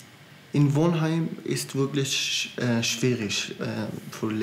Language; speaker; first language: German; non-native, learner; Persian